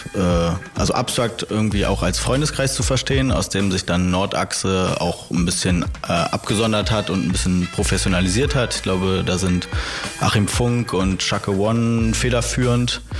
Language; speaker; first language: German; native; German